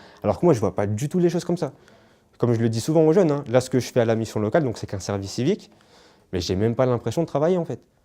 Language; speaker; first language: French; native; French